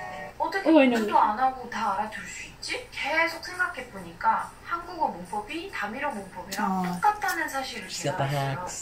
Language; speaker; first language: Korean; non-native, fluent; French